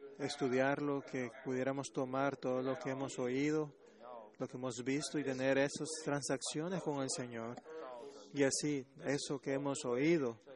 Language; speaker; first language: Spanish; non-native, fluent; Chinese